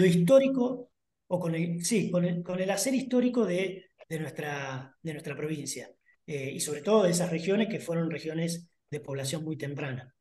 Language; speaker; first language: Spanish; native; Spanish